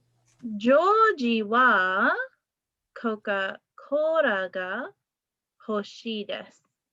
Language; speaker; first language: Japanese; non-native, fluent; English